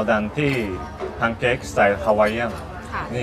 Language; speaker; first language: Thai; non-native, learner; Japanese